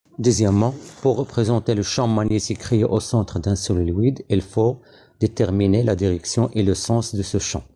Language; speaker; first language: French; non-native, local second language; Arabic